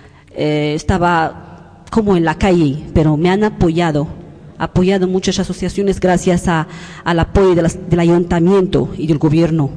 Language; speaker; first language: Spanish; non-native, learner; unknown